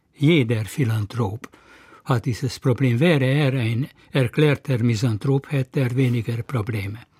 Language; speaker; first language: German; non-native, fluent; Hungarian